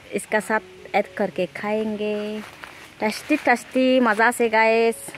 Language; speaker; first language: Hindi; non-native, local second language; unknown